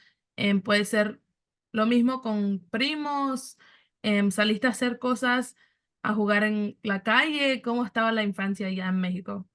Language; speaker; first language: Spanish; early bilingual, other home language; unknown